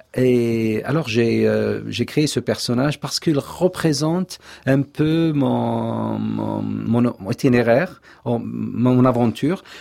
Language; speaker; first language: French; non-native, local second language; Kabyle